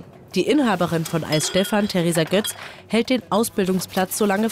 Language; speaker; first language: German; native; German